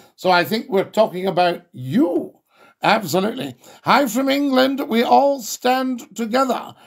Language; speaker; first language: English; native; English